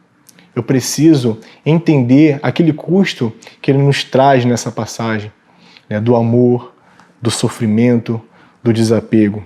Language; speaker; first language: Portuguese; native; Portuguese